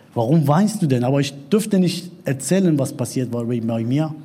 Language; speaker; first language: German; non-native, learner; Persian